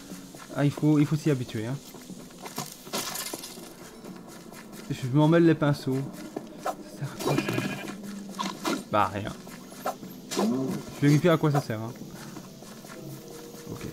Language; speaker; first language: French; native; French